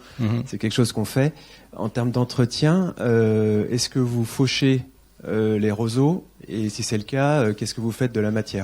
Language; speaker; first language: French; native; French